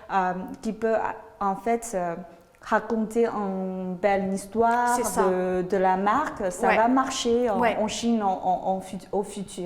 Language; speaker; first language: French; non-native, fluent; Chinese